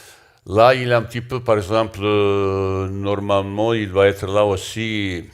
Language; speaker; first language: French; non-native, learner; Bosnian